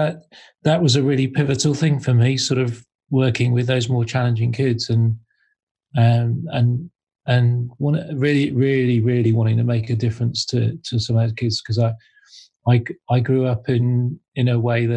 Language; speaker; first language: English; native; English